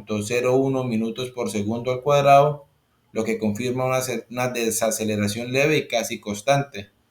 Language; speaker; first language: Spanish; native; Spanish